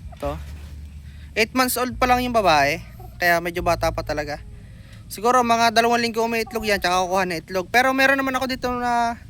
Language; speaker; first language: Filipino; native; Filipino